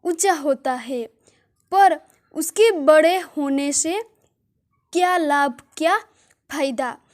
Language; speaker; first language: Hindi; non-native, local second language; Gujarati